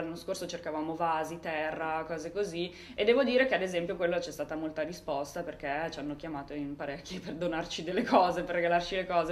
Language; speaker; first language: Italian; native; Italian